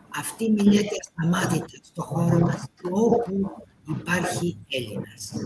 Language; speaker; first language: Greek; native; Greek